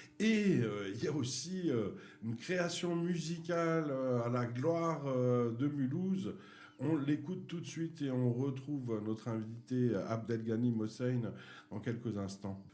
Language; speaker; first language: French; native; French